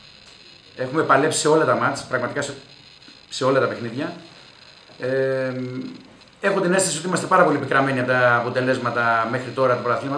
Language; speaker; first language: Greek; native; Greek